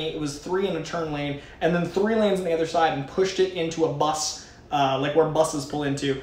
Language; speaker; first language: English; native; English